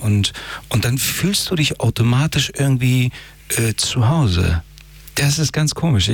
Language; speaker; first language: German; early bilingual, other home language; Persian